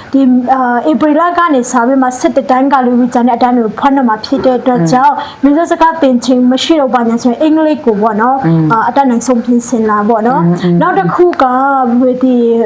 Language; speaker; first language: Burmese; non-native, local second language; Mizo